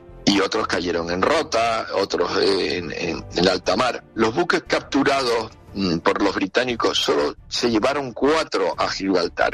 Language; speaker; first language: Spanish; native; Spanish